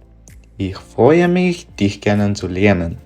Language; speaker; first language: German; non-native, fluent; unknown